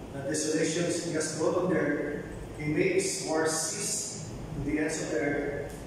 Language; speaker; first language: English; non-native, local second language; Filipino